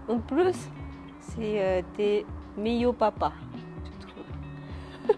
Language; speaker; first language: French; non-native, learner; Japanese